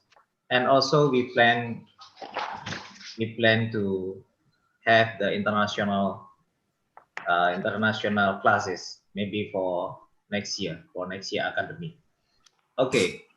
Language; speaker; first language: English; non-native, local second language; Indonesian